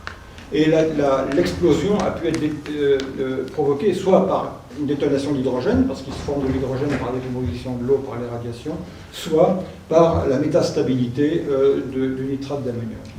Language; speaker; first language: French; native; French